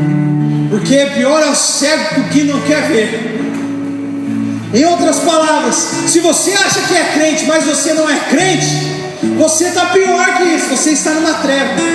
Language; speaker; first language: Portuguese; native; Portuguese